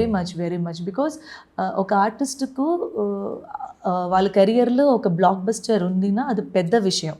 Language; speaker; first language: Telugu; non-native, learner; Malayalam